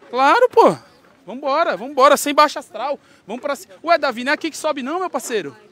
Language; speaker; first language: Portuguese; native; Portuguese